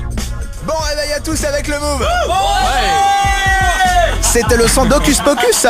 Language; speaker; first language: French; native; French